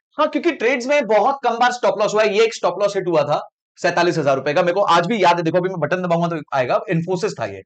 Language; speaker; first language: Hindi; native; Hindi